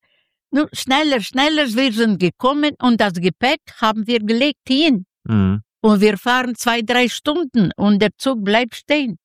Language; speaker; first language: German; non-native, fluent; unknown